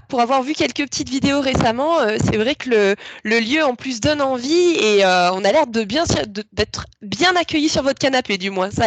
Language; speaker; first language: French; native; French